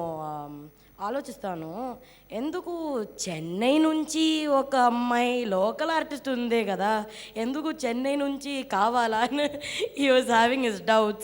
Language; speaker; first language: Telugu; non-native, local second language; Tamil